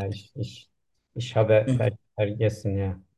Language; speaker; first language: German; non-native, learner; Turkish